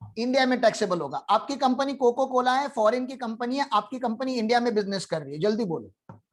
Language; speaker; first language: Hindi; non-native, local second language; Marathi